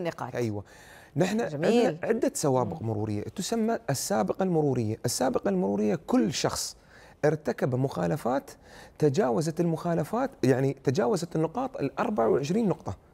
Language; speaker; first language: Arabic; native; Arabic